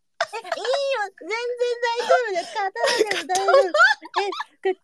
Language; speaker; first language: Japanese; native; Japanese